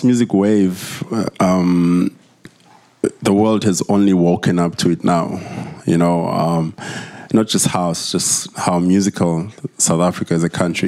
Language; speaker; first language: English; non-native, local second language; Zulu